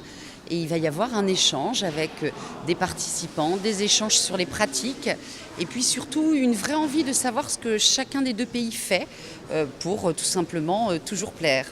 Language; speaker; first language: French; native; French